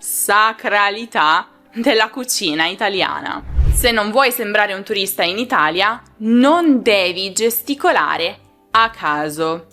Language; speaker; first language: Italian; native; Italian